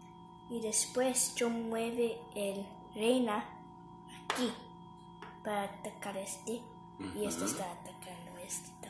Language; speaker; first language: Spanish; early bilingual, heritage; English